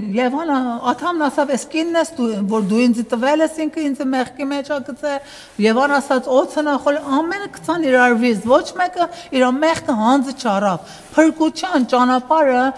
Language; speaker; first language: Armenian; early bilingual, heritage; Armenian